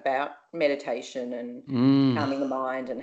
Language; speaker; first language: English; native; English